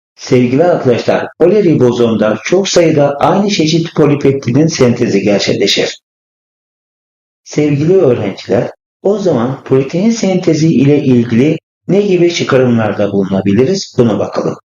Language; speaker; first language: Turkish; native; Turkish